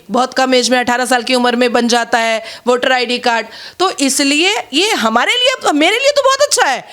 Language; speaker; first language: Hindi; native; Hindi